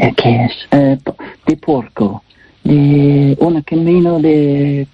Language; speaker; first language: Spanish; non-native, learner; English